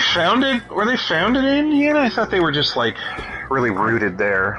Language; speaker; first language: English; native; English